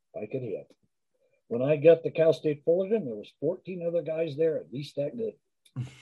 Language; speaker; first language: English; native; English